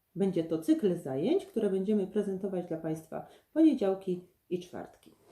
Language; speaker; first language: Polish; native; Polish